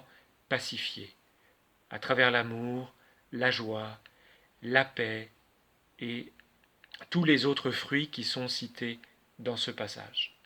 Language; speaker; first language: French; native; French